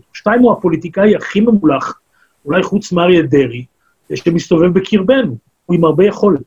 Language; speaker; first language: Hebrew; native; Hebrew